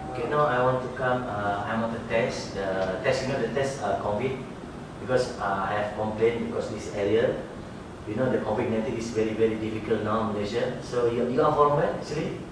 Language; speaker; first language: English; non-native, learner; Malay